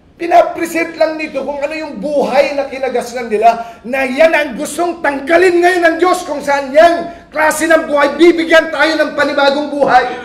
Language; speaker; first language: Filipino; non-native, local second language; Iloko